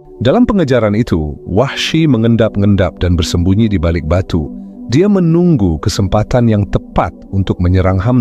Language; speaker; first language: Indonesian; native; Indonesian